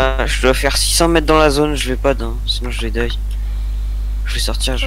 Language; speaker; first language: French; native; French